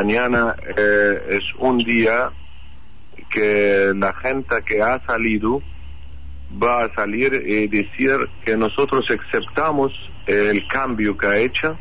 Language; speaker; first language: Spanish; non-native, learner; Arabic